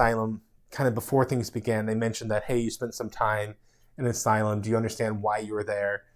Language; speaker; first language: English; native; English